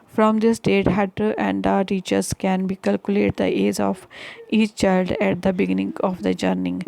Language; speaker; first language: English; non-native, local second language; Punjabi